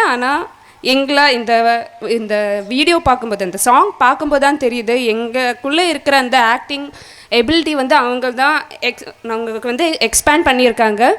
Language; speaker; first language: Tamil; non-native, learner; Malayalam